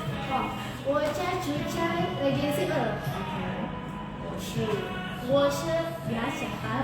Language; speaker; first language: Chinese; non-native, learner; Indonesian